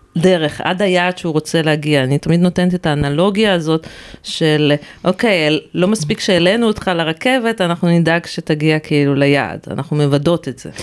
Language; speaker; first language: Hebrew; native; Hebrew